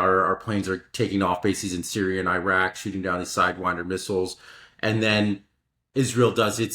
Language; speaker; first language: English; native; English